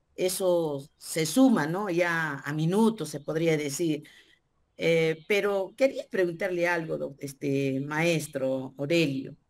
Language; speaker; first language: Spanish; native; Spanish